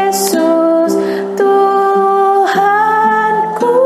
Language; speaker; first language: Indonesian; native; Indonesian